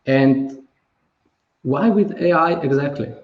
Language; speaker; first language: English; non-native, fluent; Slovenian